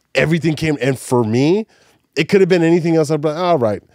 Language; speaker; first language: English; native; English